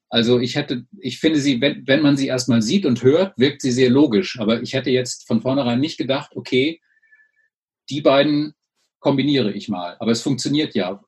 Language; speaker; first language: German; native; German